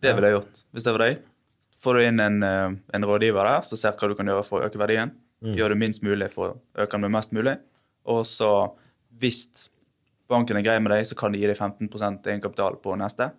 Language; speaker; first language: Norwegian; native; Norwegian